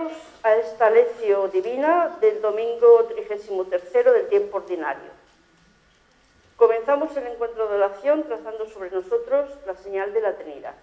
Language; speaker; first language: Spanish; native; Spanish